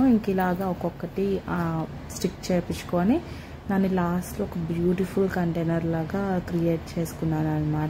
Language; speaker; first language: Telugu; native; Telugu